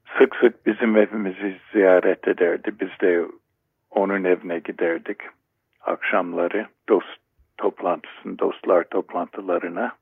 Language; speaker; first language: Turkish; non-native, fluent; English